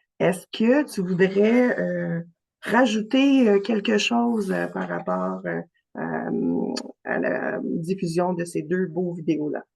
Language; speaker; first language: French; native; French